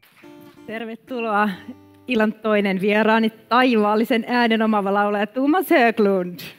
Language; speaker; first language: Finnish; native; Finnish